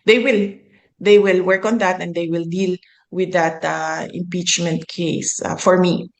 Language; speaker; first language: English; non-native, local second language; Filipino